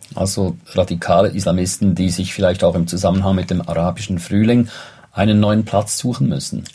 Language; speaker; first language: German; native; German